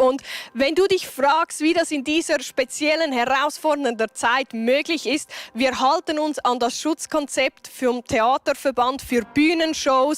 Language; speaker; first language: German; native; German